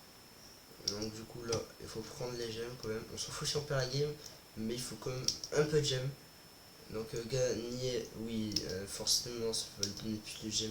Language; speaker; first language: French; native; French